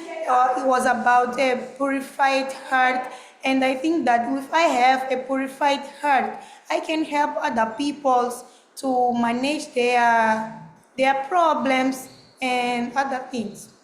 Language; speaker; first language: English; non-native, learner; Portuguese